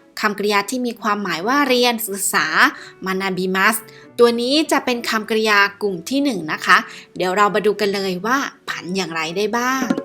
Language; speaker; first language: Thai; native; Thai